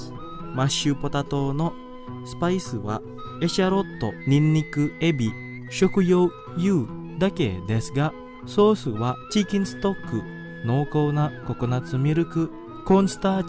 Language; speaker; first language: Japanese; non-native, fluent; Indonesian